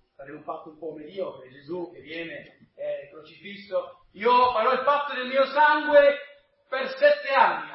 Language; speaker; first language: Italian; non-native, fluent; English